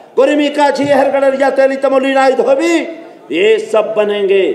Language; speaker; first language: Hindi; native; Hindi